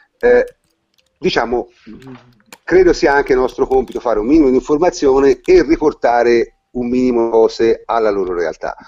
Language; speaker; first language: Italian; native; Italian